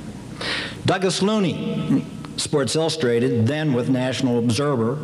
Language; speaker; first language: English; native; English